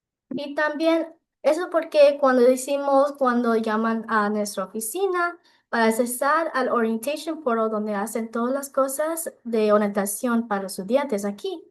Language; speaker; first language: Spanish; non-native, local second language; English